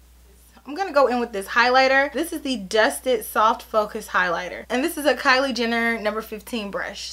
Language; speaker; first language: English; native; English